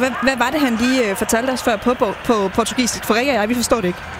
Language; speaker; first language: Danish; native; Danish